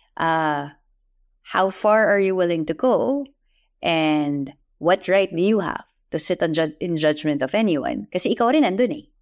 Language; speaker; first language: English; non-native, local second language; Filipino